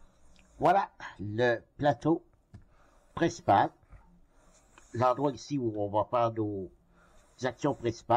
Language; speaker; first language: French; native; French